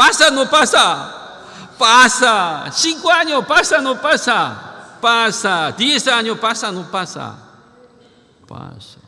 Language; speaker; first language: Spanish; non-native, learner; Korean